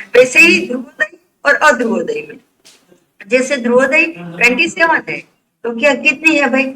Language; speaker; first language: Hindi; non-native, local second language; Gujarati